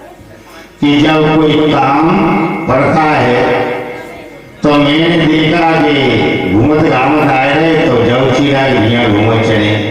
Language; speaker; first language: Hindi; native; Hindi